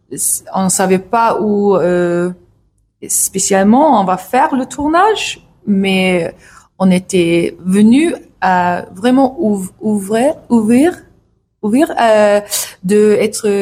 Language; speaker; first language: French; non-native, learner; English